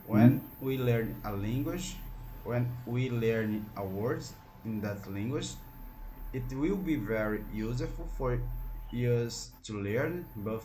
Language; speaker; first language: English; non-native, learner; Portuguese